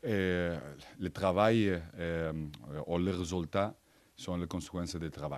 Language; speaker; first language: French; non-native, fluent; Portuguese